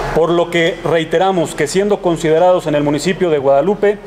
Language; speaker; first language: Spanish; native; Spanish